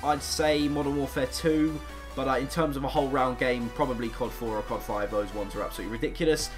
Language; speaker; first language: English; native; English